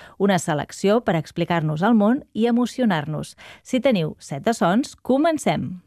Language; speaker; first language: Catalan; native; Catalan